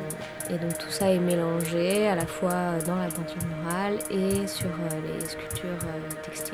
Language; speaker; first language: French; native; French